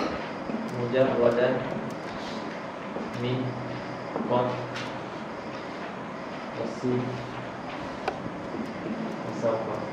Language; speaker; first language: Arabic; non-native, fluent; Malay